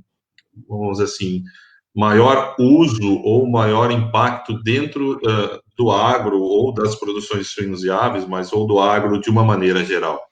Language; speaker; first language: Portuguese; native; Portuguese